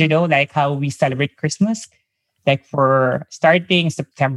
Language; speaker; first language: English; non-native, local second language; Filipino